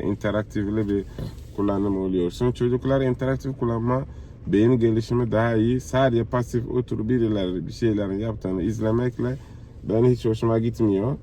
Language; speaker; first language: Turkish; native; Turkish